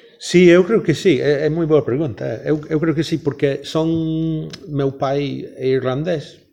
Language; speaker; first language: Galician; non-native, fluent; English